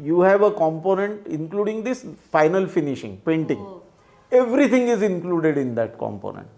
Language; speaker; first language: English; non-native, local second language; Marathi